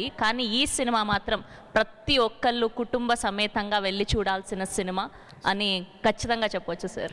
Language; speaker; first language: Telugu; native; Telugu